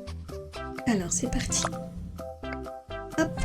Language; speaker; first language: French; native; French